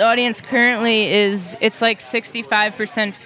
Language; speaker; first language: English; native; English